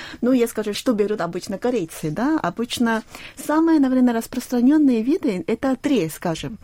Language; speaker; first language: Russian; non-native, fluent; Korean